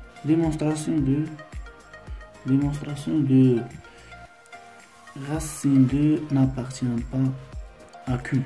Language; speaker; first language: French; non-native, local second language; Arabic